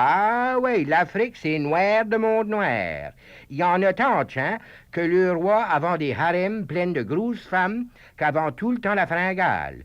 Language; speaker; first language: French; native; French